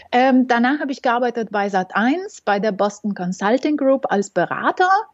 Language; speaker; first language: German; non-native, fluent; Romanian